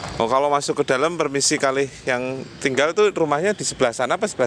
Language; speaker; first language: Indonesian; native; Indonesian